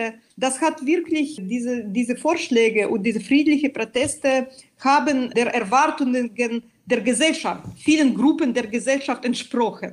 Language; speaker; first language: German; non-native, fluent; Russian